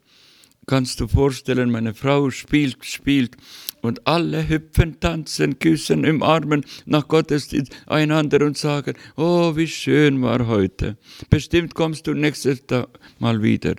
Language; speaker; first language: German; non-native, learner; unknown